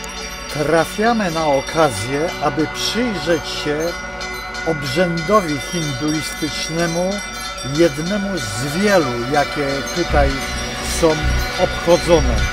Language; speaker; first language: Polish; native; Polish